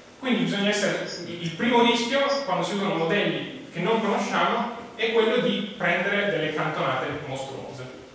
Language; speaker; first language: Italian; native; Italian